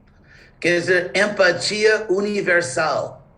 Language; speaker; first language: Portuguese; non-native, fluent; English